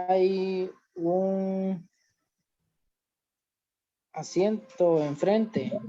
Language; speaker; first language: Spanish; non-native, learner; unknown